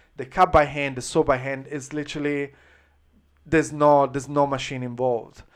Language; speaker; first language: English; non-native, fluent; Italian